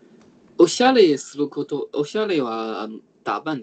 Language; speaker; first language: Japanese; non-native, learner; Chinese